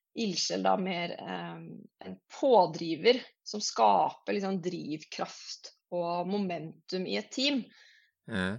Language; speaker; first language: Norwegian; native; Norwegian